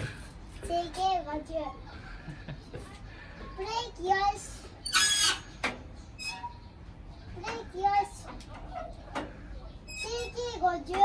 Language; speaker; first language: Japanese; native; Japanese